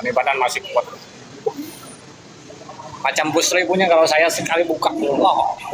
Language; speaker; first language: Indonesian; non-native, learner; Vietnamese